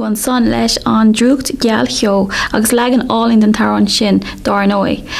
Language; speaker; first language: Irish; non-native, local second language; English